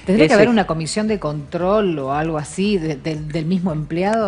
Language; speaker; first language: Spanish; native; Spanish